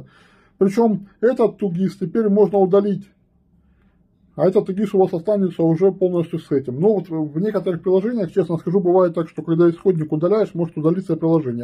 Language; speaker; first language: Russian; native; Russian